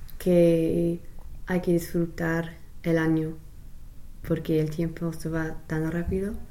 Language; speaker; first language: Spanish; non-native, fluent; English